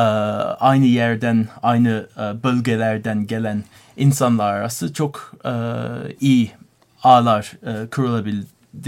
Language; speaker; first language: Turkish; non-native, learner; English